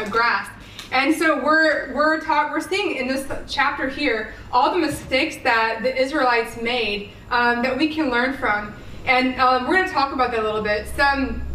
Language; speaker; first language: English; native; English